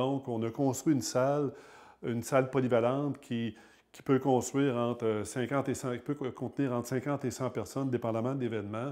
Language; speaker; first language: French; native; French